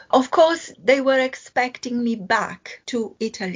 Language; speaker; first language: English; non-native, fluent; Italian